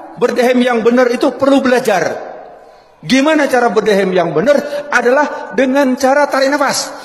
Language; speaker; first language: Indonesian; native; Indonesian